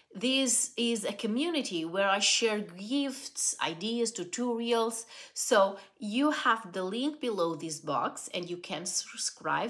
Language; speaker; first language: English; non-native, fluent; Portuguese